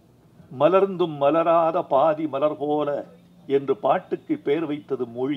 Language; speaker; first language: Tamil; native; Tamil